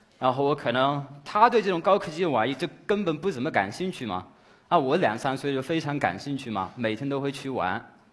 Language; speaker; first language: Chinese; non-native, fluent; English